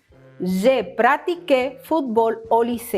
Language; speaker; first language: French; non-native, fluent; Spanish